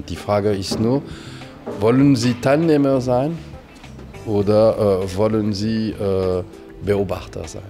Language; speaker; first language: German; non-native, fluent; French